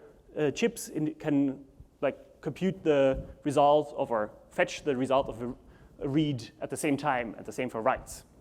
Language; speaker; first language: English; non-native, fluent; German